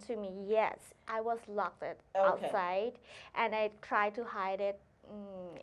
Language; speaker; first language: English; non-native, learner; Thai